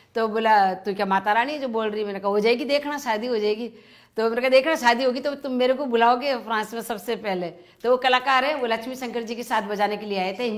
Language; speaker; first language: Hindi; native; Hindi